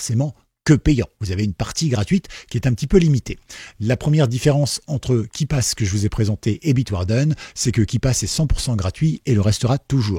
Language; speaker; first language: French; native; French